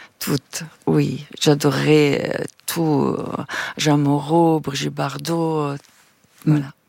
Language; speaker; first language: French; non-native, fluent; Italian